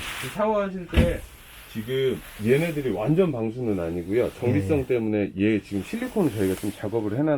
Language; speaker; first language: Korean; native; Korean